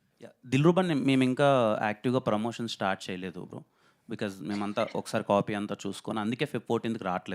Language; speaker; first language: Telugu; native; Telugu